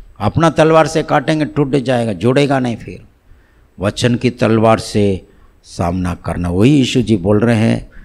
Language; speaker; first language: Hindi; non-native, local second language; Tamil